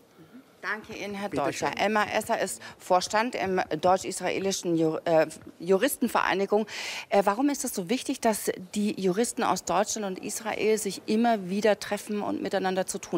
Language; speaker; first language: German; native; German